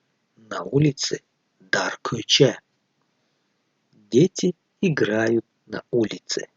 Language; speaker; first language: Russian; non-native, fluent; Tajik